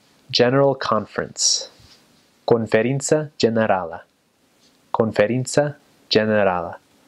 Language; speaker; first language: Romanian; non-native, fluent; English